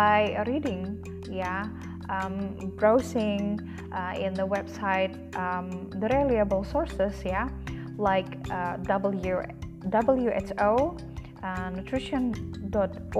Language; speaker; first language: English; non-native, fluent; Indonesian